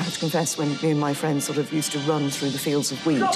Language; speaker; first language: English; native; English